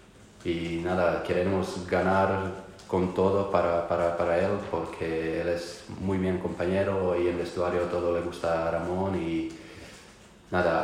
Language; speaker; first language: Spanish; non-native, learner; Croatian